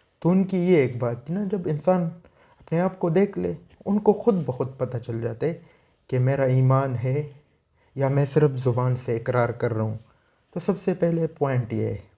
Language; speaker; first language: Urdu; non-native, local second language; Pashto